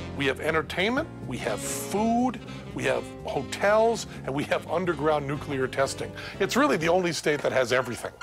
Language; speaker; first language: English; native; English